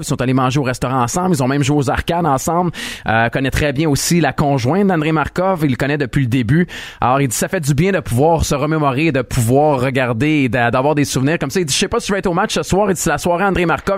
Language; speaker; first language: French; native; French